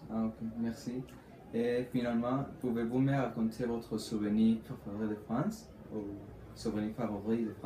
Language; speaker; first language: French; non-native, learner; Spanish